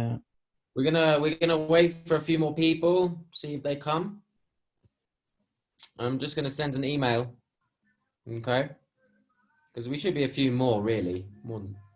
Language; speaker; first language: English; non-native, fluent; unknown